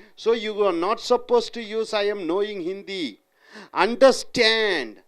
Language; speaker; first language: English; non-native, local second language; Tamil